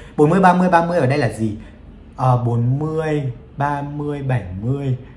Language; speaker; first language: Vietnamese; native; Vietnamese